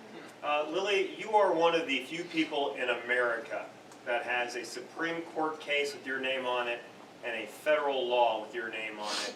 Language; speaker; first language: English; native; English